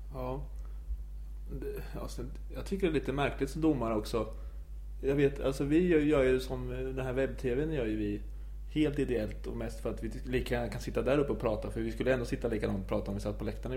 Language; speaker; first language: Swedish; native; Swedish